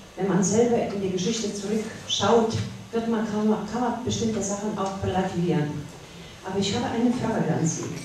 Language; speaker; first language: German; non-native, learner; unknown